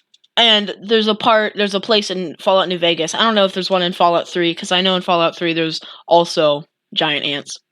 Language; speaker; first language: English; native; English